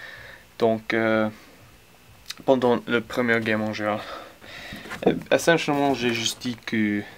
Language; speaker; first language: French; non-native, learner; English